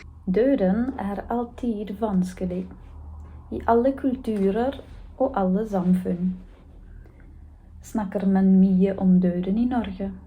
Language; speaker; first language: Norwegian; non-native, learner; German